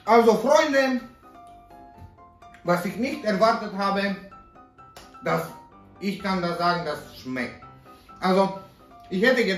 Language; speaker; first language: German; non-native, fluent; Romanian